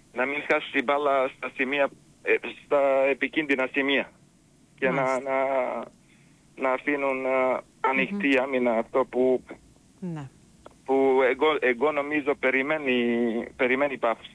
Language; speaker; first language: Greek; non-native, fluent; Serbian